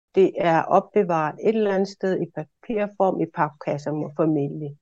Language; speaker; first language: Danish; non-native, local second language; Kalaallisut